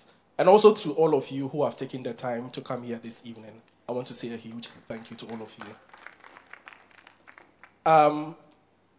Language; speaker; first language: English; non-native, local second language; Akan